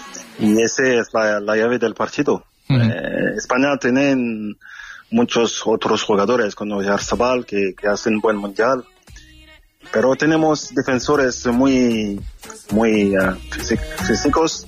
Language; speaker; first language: Spanish; non-native, learner; French